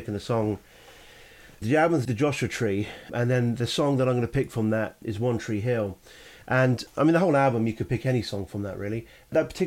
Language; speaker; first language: English; native; English